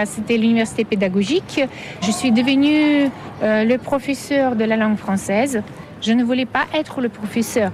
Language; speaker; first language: French; non-native, fluent; Russian